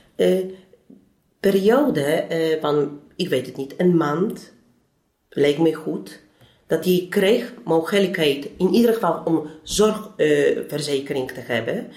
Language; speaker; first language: Dutch; non-native, fluent; Polish